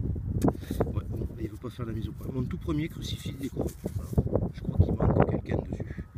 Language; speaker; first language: French; native; French